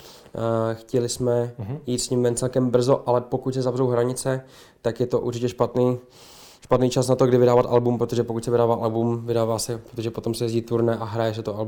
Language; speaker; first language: Czech; native; Czech